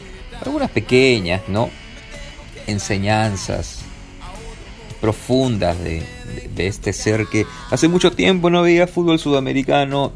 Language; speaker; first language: Spanish; native; Spanish